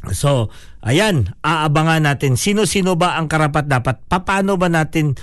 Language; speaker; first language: Filipino; non-native, local second language; Hiligaynon